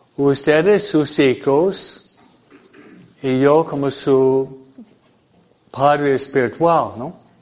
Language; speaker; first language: Spanish; non-native, fluent; English